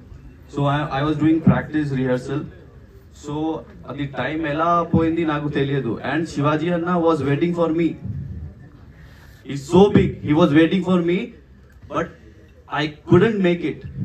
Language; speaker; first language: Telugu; non-native, learner; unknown